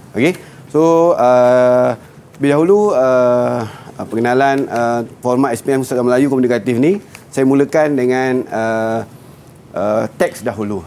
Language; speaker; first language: Malay; native; Malay